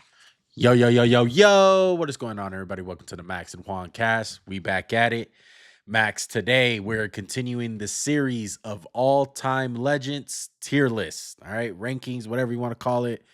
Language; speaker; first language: English; native; English